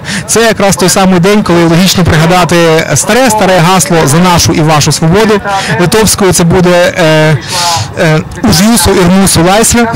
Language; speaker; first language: Ukrainian; native; Ukrainian